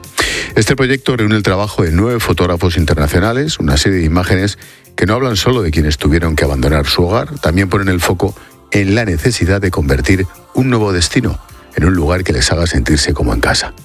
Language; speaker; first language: Spanish; native; Spanish